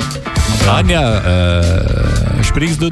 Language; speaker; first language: German; non-native, learner; Slovenian